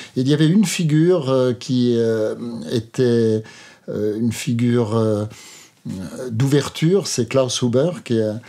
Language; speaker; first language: French; native; French